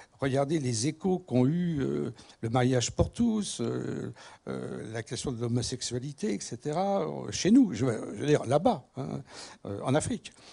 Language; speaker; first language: French; native; French